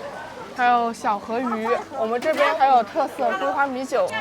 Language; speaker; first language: Chinese; native; Chinese